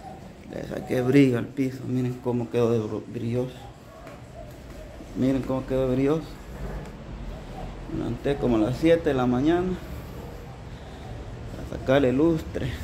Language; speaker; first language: Spanish; native; Spanish